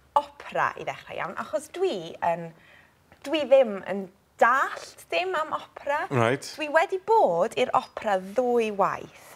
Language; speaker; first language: Welsh; native; Welsh